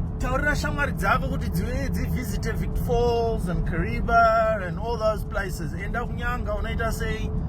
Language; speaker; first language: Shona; non-native, local second language; English